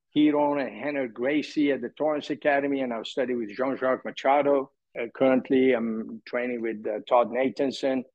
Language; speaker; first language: English; early bilingual, other home language; Persian